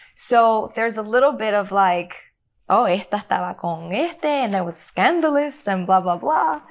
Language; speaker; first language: English; native; English